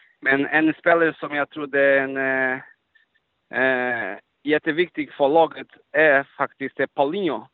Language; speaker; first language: Swedish; non-native, fluent; Portuguese